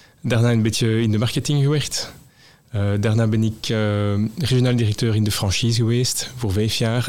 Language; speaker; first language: Dutch; non-native, local second language; French